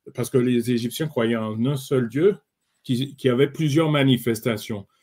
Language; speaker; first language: French; native; French